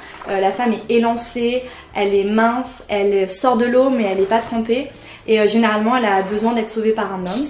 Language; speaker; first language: French; native; French